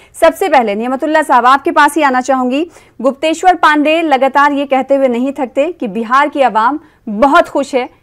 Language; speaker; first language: Hindi; native; Hindi